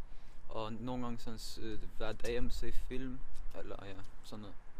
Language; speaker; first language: Danish; non-native, fluent; Albanian